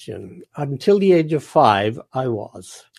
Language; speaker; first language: English; non-native, local second language; Punjabi